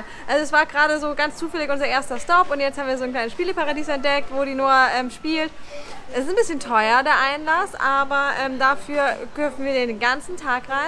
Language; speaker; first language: German; native; German